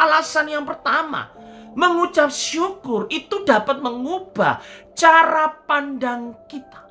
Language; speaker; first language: Indonesian; native; Indonesian